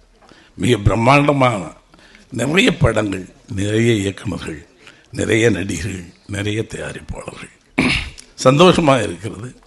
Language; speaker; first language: Tamil; native; Tamil